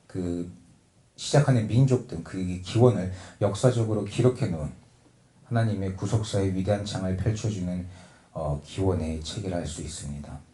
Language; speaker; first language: Korean; native; Korean